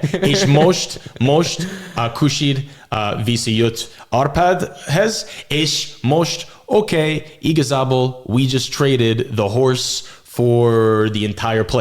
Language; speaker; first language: Hungarian; non-native, learner; English